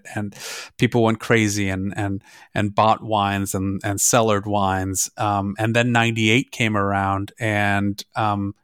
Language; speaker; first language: English; non-native, fluent; German